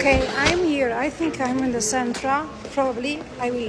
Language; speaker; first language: English; non-native, learner; Italian